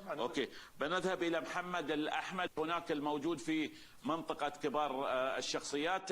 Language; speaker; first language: Arabic; native; Arabic